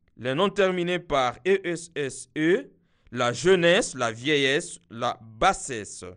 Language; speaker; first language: French; non-native, local second language; Kinyarwanda